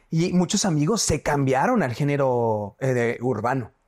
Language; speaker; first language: Spanish; native; Spanish